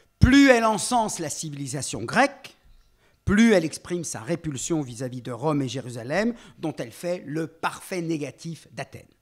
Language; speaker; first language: French; native; French